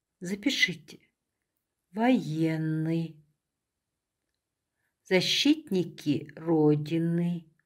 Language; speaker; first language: Russian; non-native, local second language; Kazakh